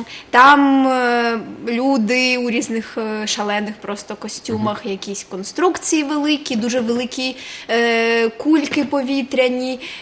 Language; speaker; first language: Ukrainian; native; Ukrainian